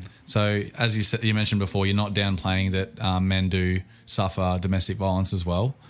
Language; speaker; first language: English; native; English